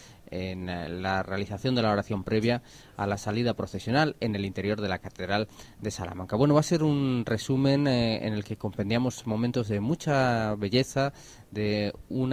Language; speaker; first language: Spanish; native; Spanish